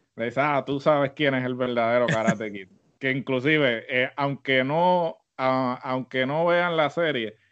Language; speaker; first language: Spanish; native; Spanish